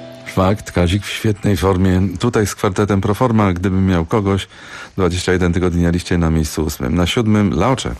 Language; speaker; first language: Polish; native; Polish